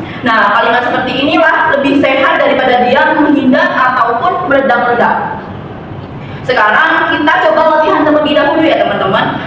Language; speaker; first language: Indonesian; native; Indonesian